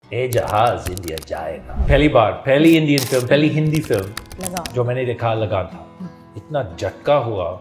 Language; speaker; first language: Hindi; non-native, fluent; English